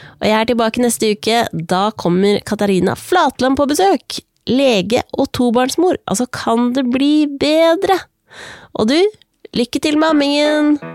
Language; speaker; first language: Norwegian; native; Norwegian